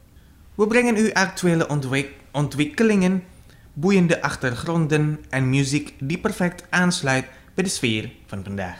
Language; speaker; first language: Dutch; non-native, fluent; Indonesian